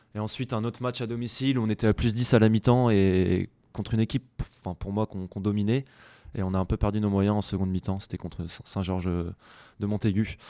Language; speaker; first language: French; native; French